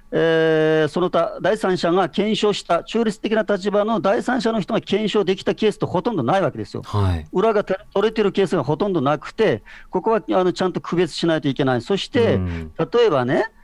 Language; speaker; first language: Japanese; non-native, fluent; Uyghur